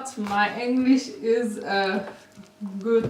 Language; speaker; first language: English; non-native, learner; Turkish